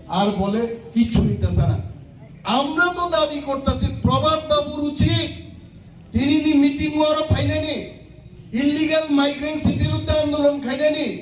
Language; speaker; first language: Bangla; non-native, local second language; Kok Borok